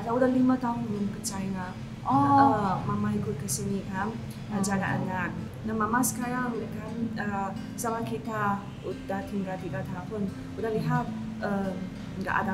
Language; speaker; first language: Indonesian; non-native, learner; Chinese